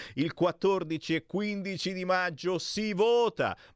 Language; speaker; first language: Italian; native; Italian